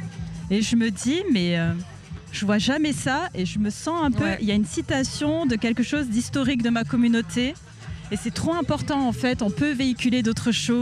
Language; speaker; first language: French; native; French